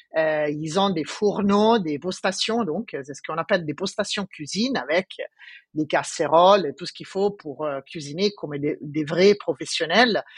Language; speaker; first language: French; non-native, fluent; Italian